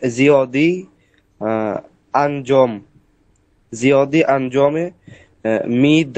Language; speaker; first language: Persian; non-native, learner; Bangla